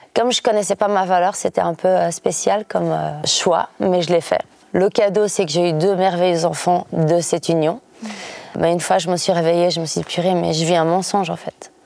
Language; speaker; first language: French; early bilingual, other home language; Portuguese